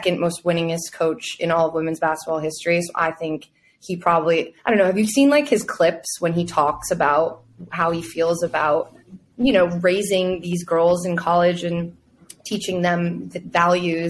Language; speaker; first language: English; native; English